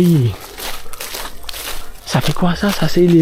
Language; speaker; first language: French; non-native, learner; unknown